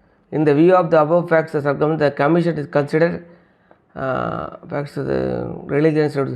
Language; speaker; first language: English; non-native, local second language; Tamil